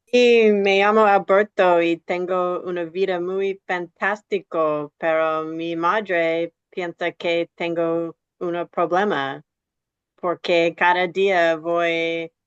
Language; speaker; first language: Spanish; non-native, learner; English